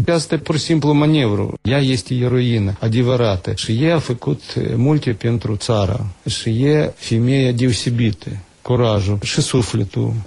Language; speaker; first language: Romanian; native; Romanian